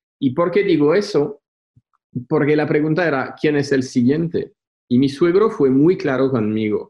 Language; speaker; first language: Spanish; non-native, fluent; French